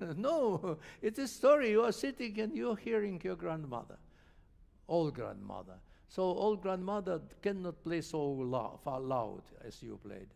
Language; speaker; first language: English; non-native, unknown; Russian